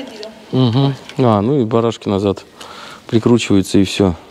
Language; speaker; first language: Russian; native; Russian